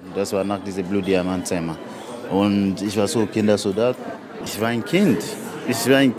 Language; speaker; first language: German; non-native, fluent; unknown